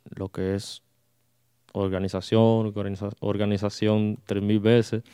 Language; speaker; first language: Spanish; early bilingual, heritage; Spanish